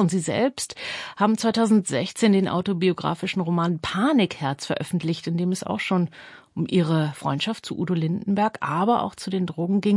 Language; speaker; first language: German; native; German